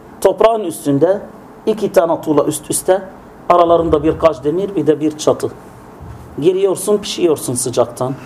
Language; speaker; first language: Turkish; non-native, fluent; Arabic